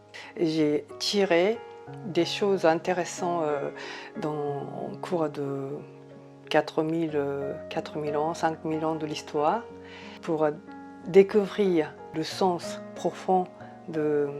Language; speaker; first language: French; non-native, fluent; Japanese